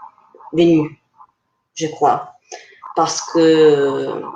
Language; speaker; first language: French; non-native, fluent; Italian